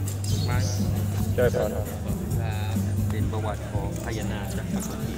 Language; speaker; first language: Thai; native; Thai